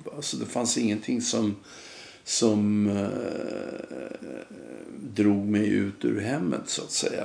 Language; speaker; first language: Swedish; native; Swedish